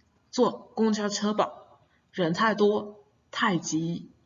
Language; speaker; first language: Chinese; non-native, fluent; English